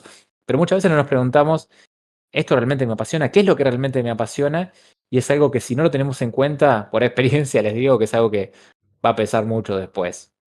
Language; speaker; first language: Spanish; native; Spanish